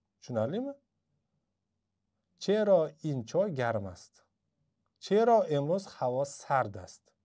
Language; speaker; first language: Persian; non-native, fluent; Uzbek